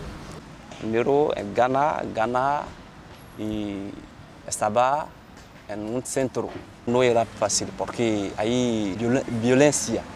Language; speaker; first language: Spanish; non-native, learner; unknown